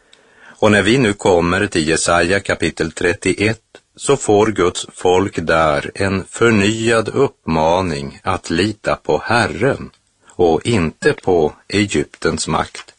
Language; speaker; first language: Swedish; native; Swedish